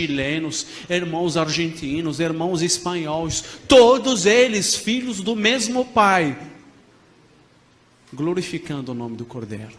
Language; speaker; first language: Portuguese; non-native, fluent; Arabic